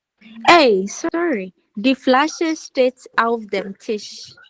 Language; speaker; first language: German; non-native, learner; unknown